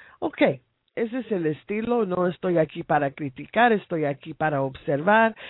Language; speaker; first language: Spanish; non-native, fluent; English